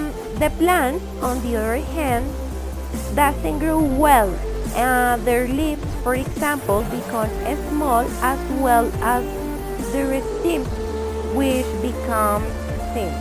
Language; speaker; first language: English; non-native, fluent; Spanish